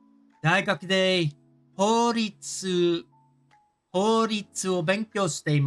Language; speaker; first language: Japanese; non-native, learner; English